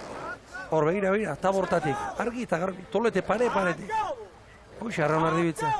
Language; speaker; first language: Basque; native; Basque